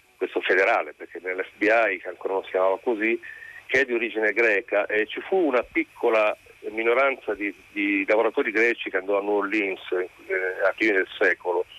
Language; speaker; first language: Italian; native; Italian